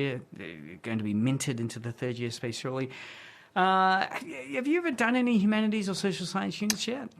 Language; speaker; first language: English; native; English